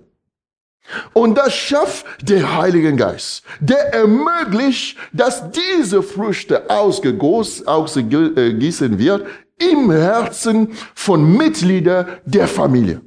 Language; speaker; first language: German; non-native, fluent; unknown